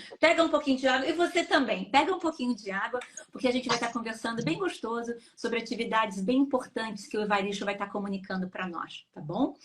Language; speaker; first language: Portuguese; native; Portuguese